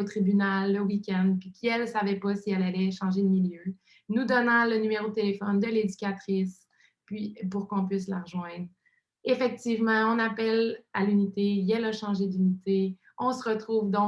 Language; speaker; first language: French; native; French